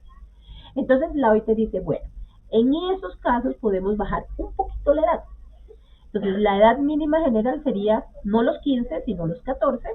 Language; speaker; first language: Spanish; native; Spanish